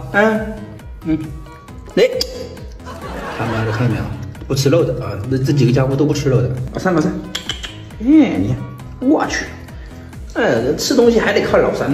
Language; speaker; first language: Chinese; native; Chinese